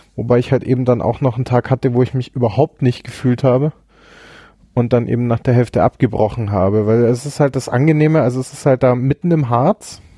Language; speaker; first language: German; native; German